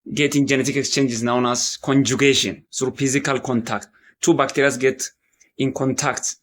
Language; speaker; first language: English; non-native, local second language; Amharic